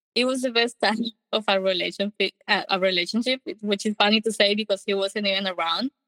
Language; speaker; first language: English; non-native, fluent; Spanish